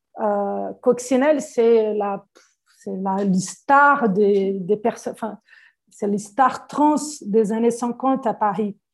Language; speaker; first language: French; non-native, fluent; Portuguese